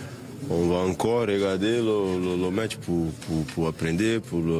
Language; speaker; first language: French; non-native, fluent; Portuguese